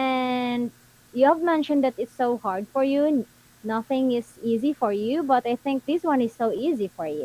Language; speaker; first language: English; non-native, local second language; Filipino